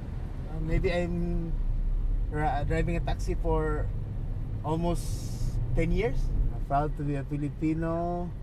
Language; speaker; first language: English; non-native, learner; Cebuano